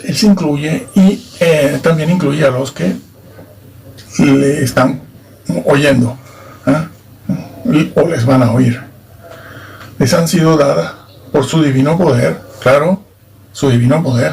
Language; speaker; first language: Spanish; native; Spanish